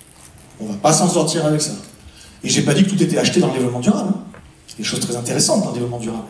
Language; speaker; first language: French; native; French